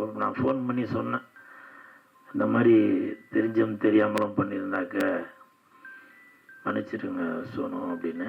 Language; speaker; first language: Tamil; native; Tamil